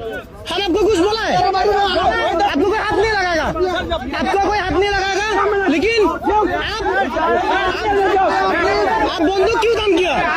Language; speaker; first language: Hindi; non-native, learner; Bangla